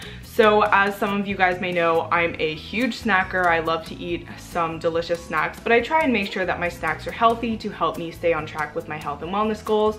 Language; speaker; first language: English; native; English